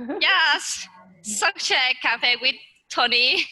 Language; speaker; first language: English; non-native, learner; Vietnamese